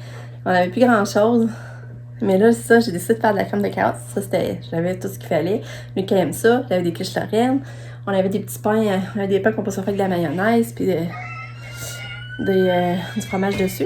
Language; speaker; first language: French; native; French